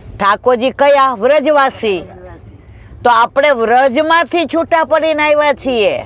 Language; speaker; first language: Gujarati; native; Gujarati